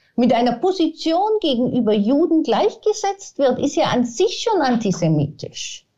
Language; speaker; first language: German; non-native, fluent; Italian